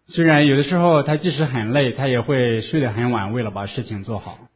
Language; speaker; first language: Chinese; native; Chinese